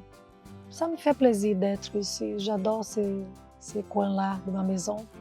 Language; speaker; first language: French; non-native, fluent; Portuguese